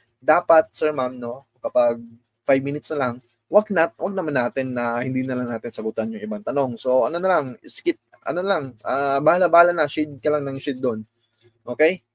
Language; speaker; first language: Filipino; non-native, local second language; Cebuano